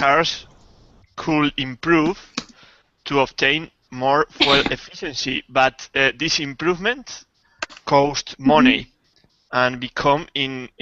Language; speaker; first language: English; non-native, learner; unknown